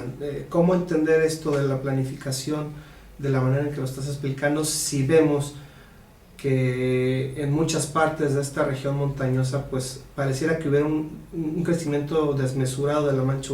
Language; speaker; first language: Spanish; native; Spanish